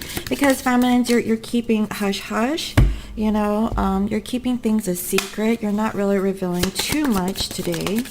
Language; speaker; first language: English; native; English